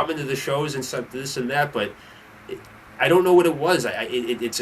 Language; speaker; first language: English; native; English